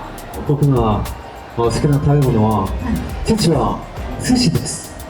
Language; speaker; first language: Japanese; non-native, learner; Korean